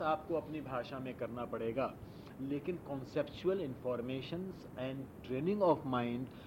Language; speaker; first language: Hindi; non-native, local second language; Marwari